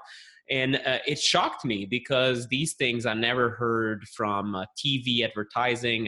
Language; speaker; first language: English; non-native, fluent; French